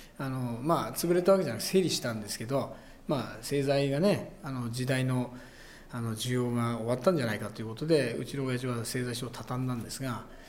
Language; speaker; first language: Japanese; native; Japanese